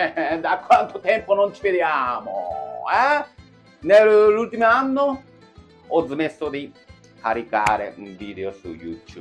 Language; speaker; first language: Italian; non-native, fluent; Japanese